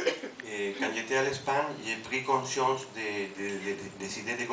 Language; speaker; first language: French; non-native, fluent; Spanish